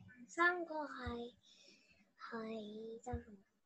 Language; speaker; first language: Cantonese; non-native, learner; Chinese